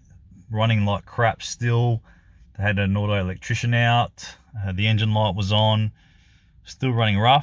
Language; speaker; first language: English; native; English